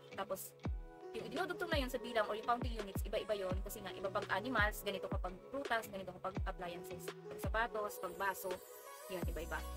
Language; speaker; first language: Filipino; native; Filipino